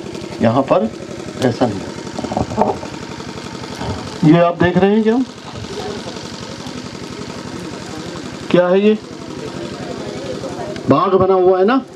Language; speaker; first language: Hindi; native; Hindi